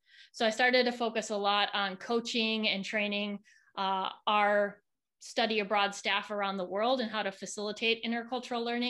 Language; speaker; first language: English; native; English